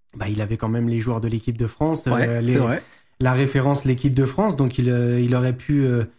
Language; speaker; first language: French; native; French